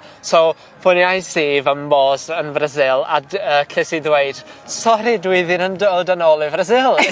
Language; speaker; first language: Welsh; non-native, learner; Portuguese